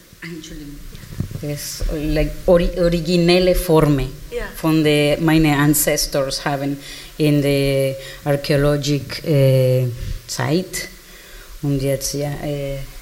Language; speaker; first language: German; non-native, learner; Spanish